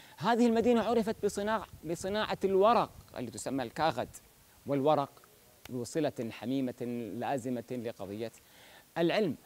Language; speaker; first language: Arabic; native; Arabic